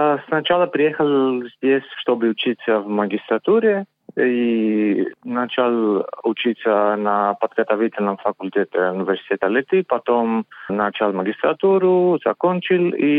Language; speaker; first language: Russian; non-native, learner; Greek